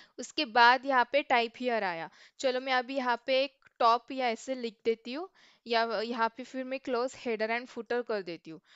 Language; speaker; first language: Hindi; non-native, local second language; Marathi